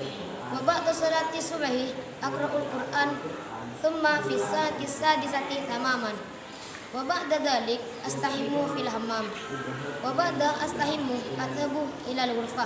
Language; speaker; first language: Arabic; non-native, learner; Indonesian